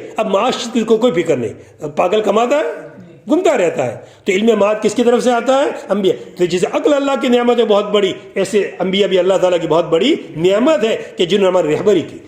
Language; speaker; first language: Urdu; non-native, local second language; Gujarati